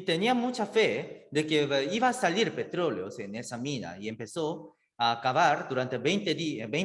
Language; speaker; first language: Spanish; native; Spanish